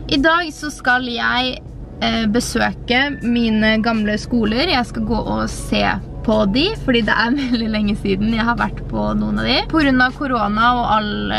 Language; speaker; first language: Norwegian; native; Norwegian